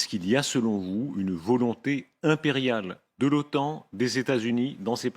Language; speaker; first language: French; native; French